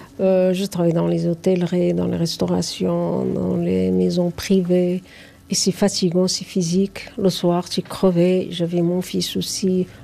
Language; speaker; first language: French; non-native, fluent; Arabic